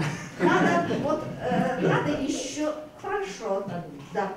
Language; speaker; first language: Russian; non-native, learner; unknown